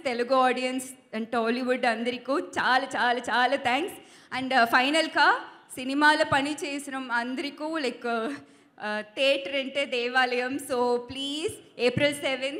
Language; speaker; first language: Telugu; non-native, learner; Tamil